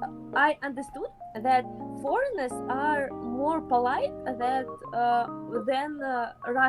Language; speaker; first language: English; non-native, fluent; Russian